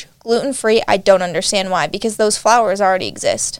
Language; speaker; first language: English; native; English